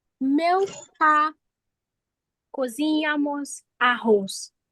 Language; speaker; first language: Portuguese; non-native, learner; English